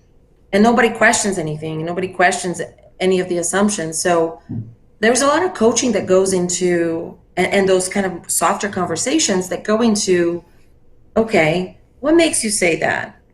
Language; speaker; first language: English; non-native, fluent; Portuguese